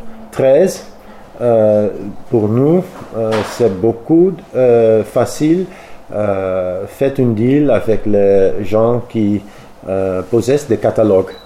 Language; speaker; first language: French; non-native, learner; Dutch